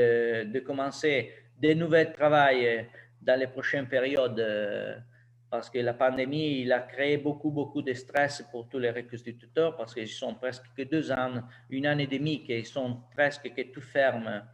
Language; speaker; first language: French; non-native, learner; Italian